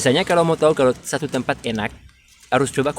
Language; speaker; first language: Indonesian; non-native, fluent; French